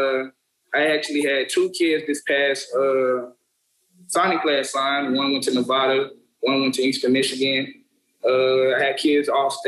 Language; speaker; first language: English; native; English